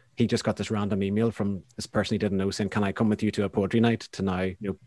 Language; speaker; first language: English; native; English